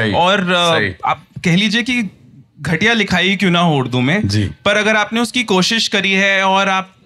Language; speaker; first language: Hindi; native; Hindi